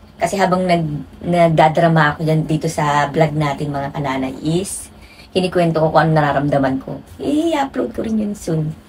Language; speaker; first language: Filipino; native; Filipino